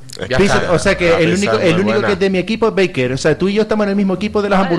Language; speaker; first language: Spanish; native; Spanish